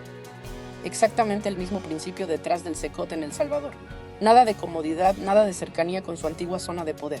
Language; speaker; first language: Spanish; native; Spanish